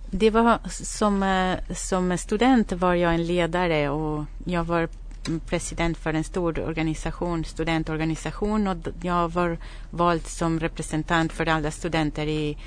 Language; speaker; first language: Swedish; non-native, fluent; Spanish